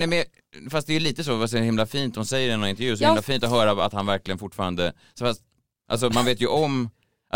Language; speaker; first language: Swedish; native; Swedish